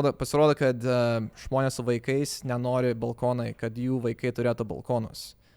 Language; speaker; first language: Lithuanian; early bilingual, heritage; Lithuanian